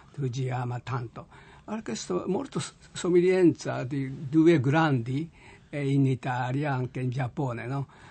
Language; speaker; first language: Italian; non-native, learner; Japanese